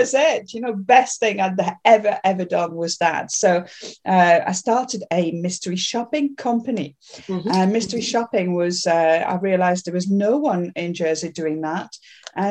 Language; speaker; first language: English; non-native, fluent; French